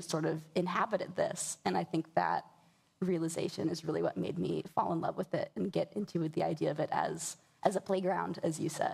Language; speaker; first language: English; native; English